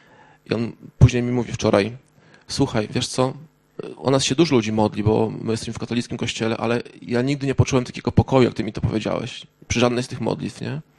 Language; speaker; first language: Polish; native; Polish